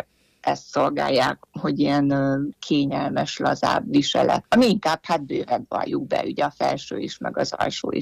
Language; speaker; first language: Hungarian; native; Hungarian